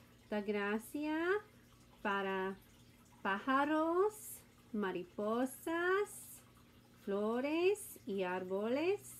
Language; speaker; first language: Spanish; non-native, learner; English